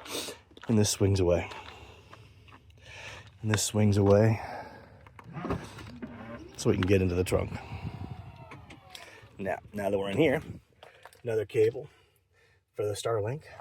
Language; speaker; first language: English; native; English